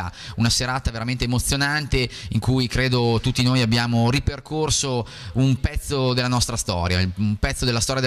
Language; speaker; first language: Italian; native; Italian